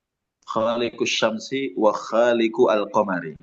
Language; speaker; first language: Arabic; non-native, fluent; Indonesian